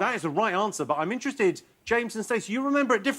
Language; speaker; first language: English; native; English